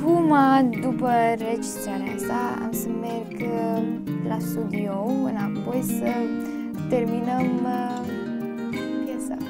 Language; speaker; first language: Romanian; early bilingual, heritage; Romanian